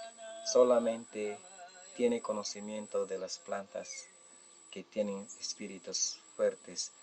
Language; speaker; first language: Spanish; non-native, local second language; Shipibo-Conibo